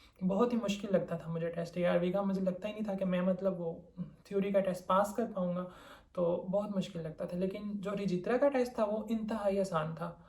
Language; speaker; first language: Urdu; non-native, local second language; Punjabi